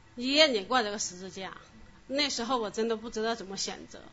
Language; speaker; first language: Chinese; non-native, local second language; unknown